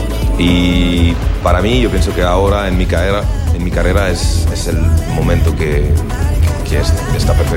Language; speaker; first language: Spanish; non-native, learner; French